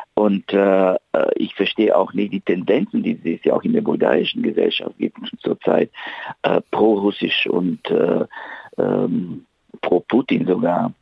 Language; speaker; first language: German; non-native, fluent; Bulgarian